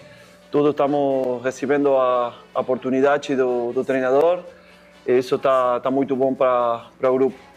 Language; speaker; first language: Portuguese; non-native, fluent; Spanish